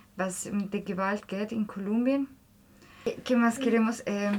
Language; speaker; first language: German; non-native, fluent; Spanish